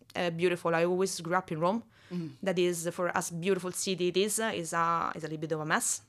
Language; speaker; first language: English; non-native, fluent; Italian